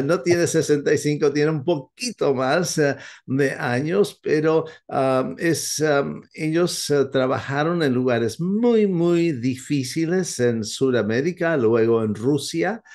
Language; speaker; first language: Spanish; non-native, fluent; English